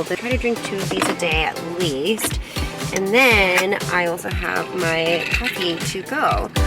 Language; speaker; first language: English; native; English